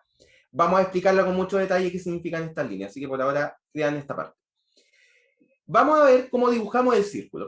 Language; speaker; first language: Spanish; native; Spanish